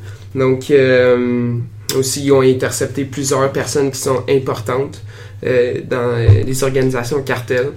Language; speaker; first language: French; native; French